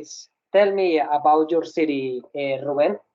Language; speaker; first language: English; non-native, learner; Spanish